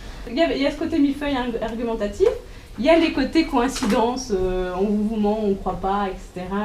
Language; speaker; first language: French; native; French